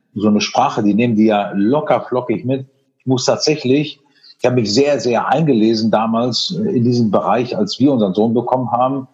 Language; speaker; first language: German; native; German